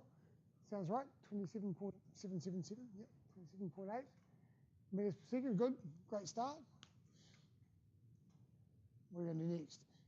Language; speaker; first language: English; native; English